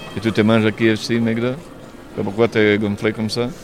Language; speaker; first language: French; non-native, learner; Serbian